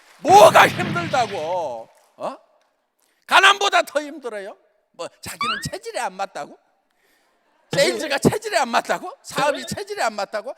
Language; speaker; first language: Korean; native; Korean